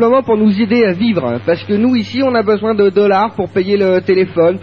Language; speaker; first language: French; native; French